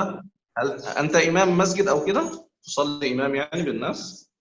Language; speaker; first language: Arabic; native; Arabic